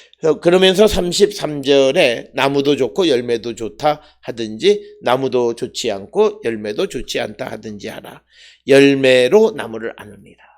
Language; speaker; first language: Korean; native; Korean